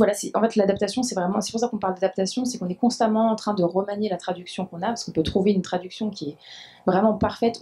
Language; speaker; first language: French; native; French